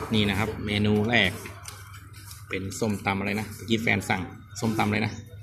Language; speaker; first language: Thai; native; Thai